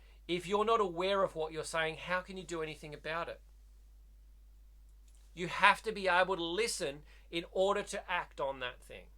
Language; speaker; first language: English; native; English